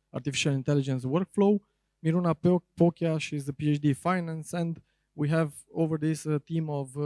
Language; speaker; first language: English; non-native, fluent; Romanian